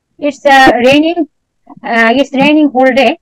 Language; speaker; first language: English; non-native, learner; Bangla